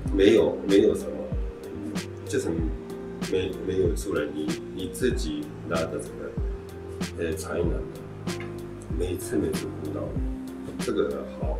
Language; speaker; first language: Chinese; non-native, learner; Japanese